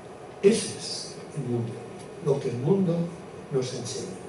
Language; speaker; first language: Spanish; native; Spanish